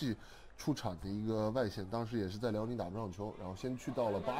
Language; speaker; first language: Chinese; native; Chinese